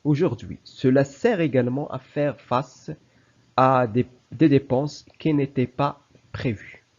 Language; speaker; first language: French; non-native, local second language; Arabic